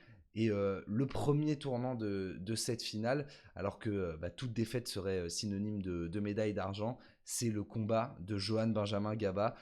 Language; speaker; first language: French; native; French